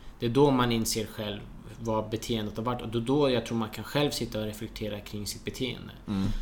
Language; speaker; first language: Swedish; early bilingual, other home language; Persian